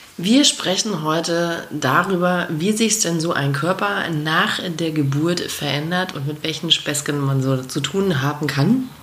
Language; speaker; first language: German; native; German